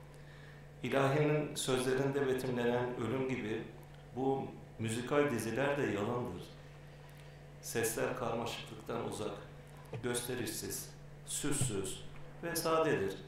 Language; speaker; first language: Turkish; native; Turkish